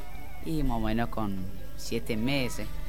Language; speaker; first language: Spanish; non-native, learner; Arabic